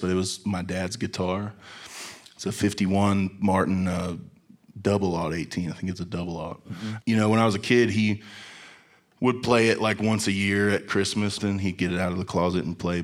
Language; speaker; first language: English; native; English